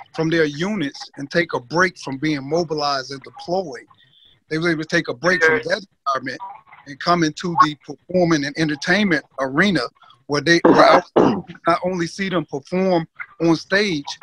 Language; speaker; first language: English; native; English